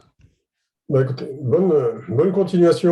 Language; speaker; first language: French; native; French